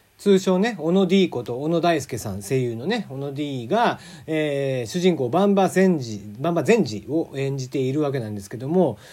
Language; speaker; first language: Japanese; native; Japanese